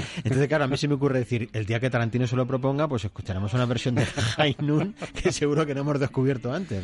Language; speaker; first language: Spanish; native; Spanish